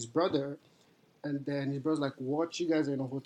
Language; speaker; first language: English; non-native, local second language; Yoruba